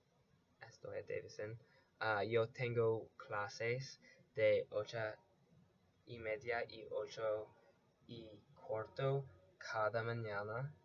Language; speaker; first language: Spanish; non-native, learner; English